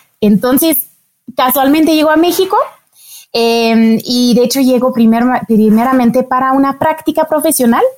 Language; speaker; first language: Spanish; non-native, fluent; French